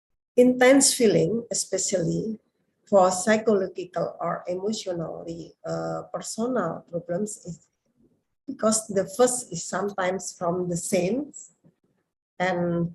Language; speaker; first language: English; non-native, learner; Indonesian